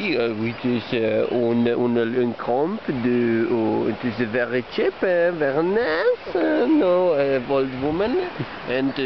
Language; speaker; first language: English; non-native, learner; Slovenian